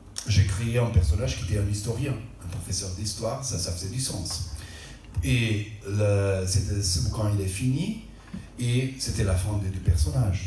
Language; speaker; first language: French; non-native, local second language; Portuguese